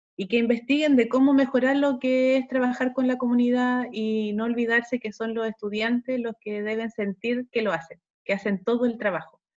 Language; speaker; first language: Spanish; native; Spanish